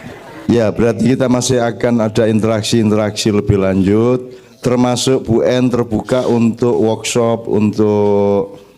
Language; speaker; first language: Indonesian; native; Indonesian